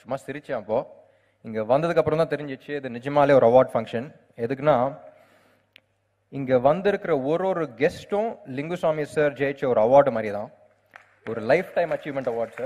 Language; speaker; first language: Tamil; non-native, local second language; Telugu